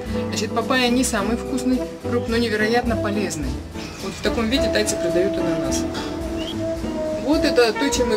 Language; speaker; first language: Russian; native; Russian